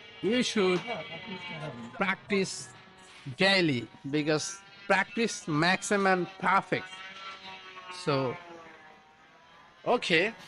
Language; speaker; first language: English; non-native, learner; Bangla